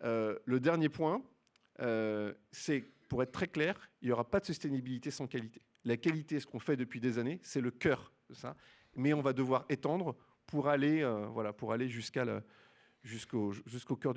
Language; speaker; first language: French; native; French